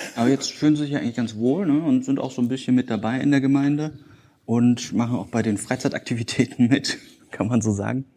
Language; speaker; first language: German; native; German